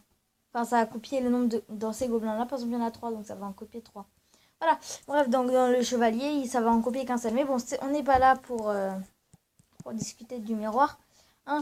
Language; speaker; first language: French; native; French